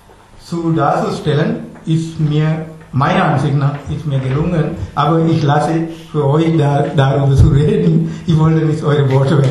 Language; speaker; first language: German; non-native, learner; Sinhala